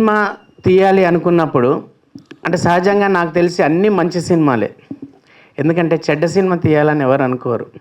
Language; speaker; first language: Telugu; native; Telugu